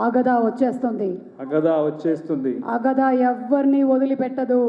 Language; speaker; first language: Telugu; native; Telugu